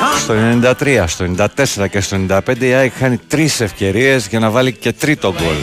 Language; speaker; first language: Greek; native; Greek